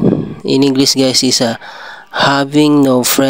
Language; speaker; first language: English; non-native, local second language; Filipino